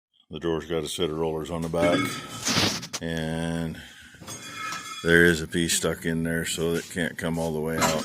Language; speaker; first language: English; native; English